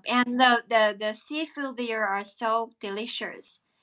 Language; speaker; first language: English; non-native, fluent; Chinese